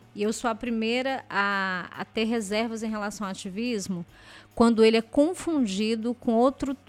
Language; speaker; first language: Portuguese; native; Portuguese